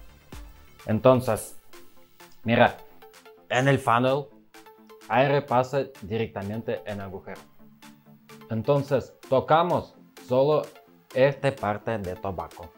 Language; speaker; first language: Spanish; non-native, learner; Russian